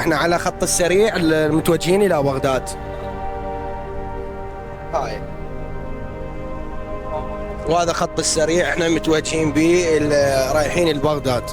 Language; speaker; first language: Arabic; native; Arabic